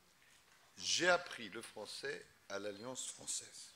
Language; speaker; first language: French; native; French